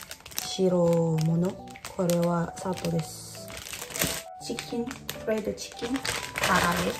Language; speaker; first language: Japanese; non-native, learner; Indonesian